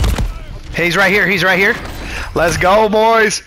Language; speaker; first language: English; native; English